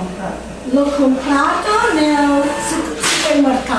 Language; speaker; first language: Italian; non-native, learner; English